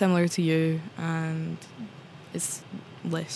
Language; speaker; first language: English; native; English